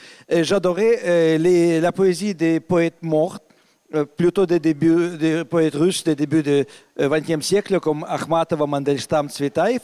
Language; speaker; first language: French; non-native, fluent; Russian